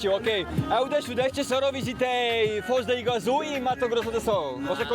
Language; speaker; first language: Portuguese; non-native, learner; Polish